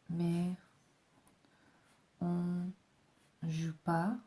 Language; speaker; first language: French; non-native, fluent; English